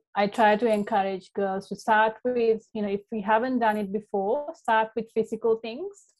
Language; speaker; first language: English; non-native, local second language; Sinhala